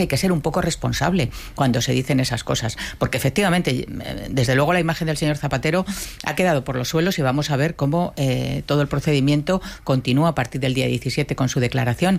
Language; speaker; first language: Spanish; native; Spanish